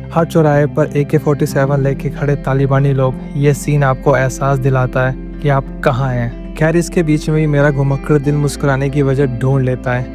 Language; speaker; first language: Hindi; native; Hindi